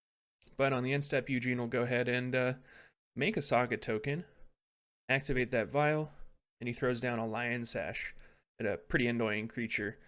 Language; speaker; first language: English; native; English